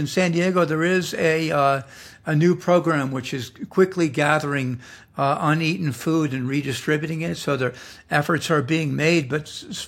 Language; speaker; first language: English; native; English